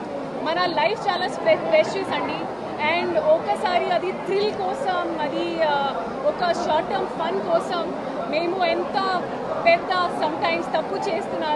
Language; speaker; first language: Telugu; non-native, fluent; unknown